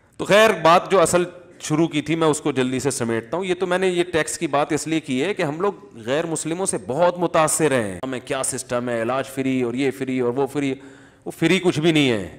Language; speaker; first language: Urdu; native; Urdu